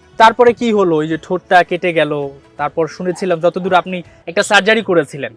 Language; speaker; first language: Bangla; native; Bangla